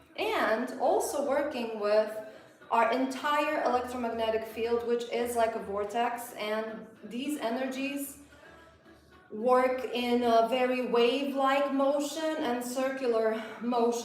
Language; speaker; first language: English; non-native, fluent; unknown